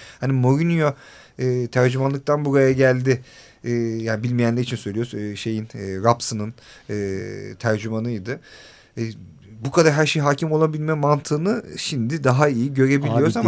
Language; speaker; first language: Turkish; native; Turkish